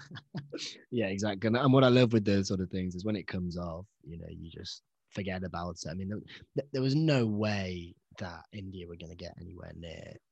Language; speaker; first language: English; early bilingual, other home language; Hindi